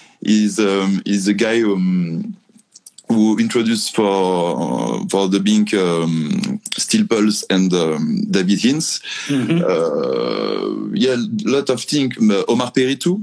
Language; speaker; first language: English; non-native, learner; French